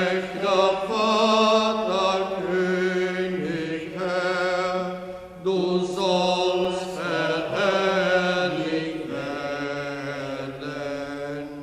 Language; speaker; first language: German; non-native, learner; Portuguese